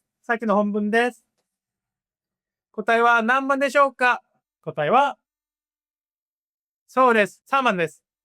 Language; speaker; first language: Japanese; non-native, fluent; Korean